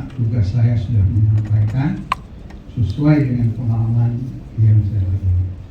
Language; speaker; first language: Indonesian; native; Indonesian